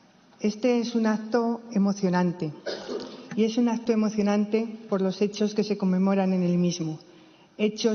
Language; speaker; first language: Spanish; native; Spanish